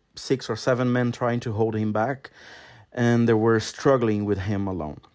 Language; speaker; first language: English; non-native, fluent; Portuguese